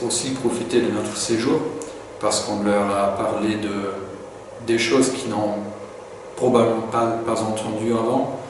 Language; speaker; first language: French; non-native, fluent; German